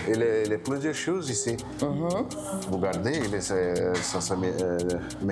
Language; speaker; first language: French; non-native, learner; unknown